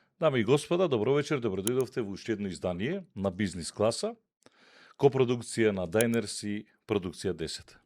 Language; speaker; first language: Macedonian; native; Macedonian